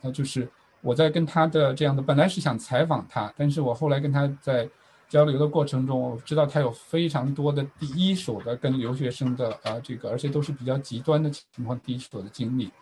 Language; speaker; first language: Chinese; native; Chinese